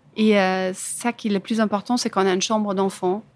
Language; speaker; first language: French; non-native, fluent; German